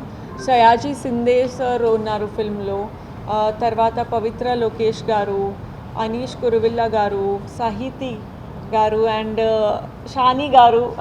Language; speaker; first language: Telugu; non-native, fluent; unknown